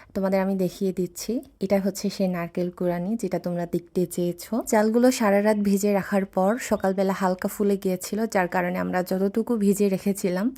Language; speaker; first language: Bangla; non-native, local second language; Chakma